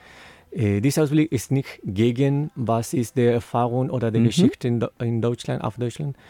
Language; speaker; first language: German; non-native, learner; Spanish